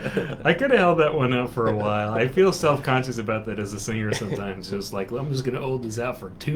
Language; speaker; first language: English; native; English